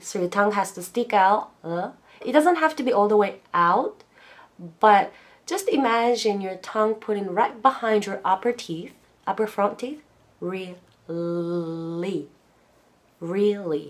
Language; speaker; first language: English; non-native, fluent; Japanese